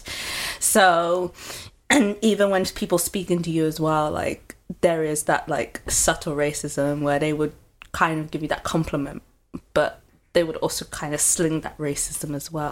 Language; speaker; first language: English; native; English